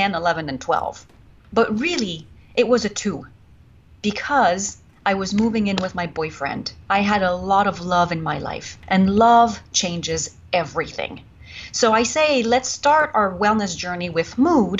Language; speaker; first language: English; non-native, fluent; French